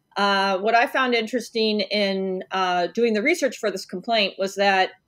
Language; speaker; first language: English; native; English